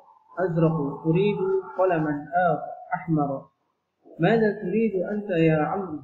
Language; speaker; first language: Arabic; non-native, fluent; Indonesian